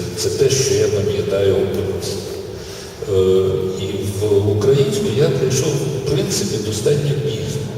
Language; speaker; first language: Ukrainian; non-native, local second language; Russian